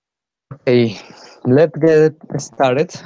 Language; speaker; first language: English; non-native, fluent; Spanish